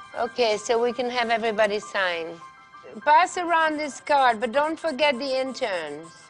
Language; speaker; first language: English; non-native, fluent; French